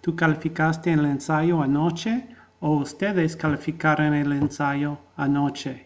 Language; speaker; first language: Spanish; non-native, fluent; English